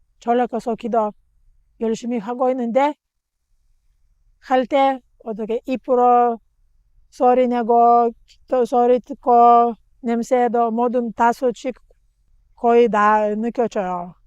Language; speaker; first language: Korean; non-native, learner; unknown